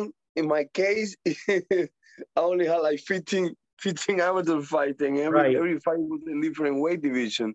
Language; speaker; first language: English; non-native, learner; Spanish